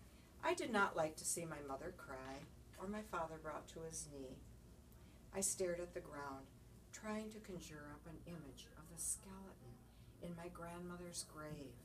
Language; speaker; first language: English; native; English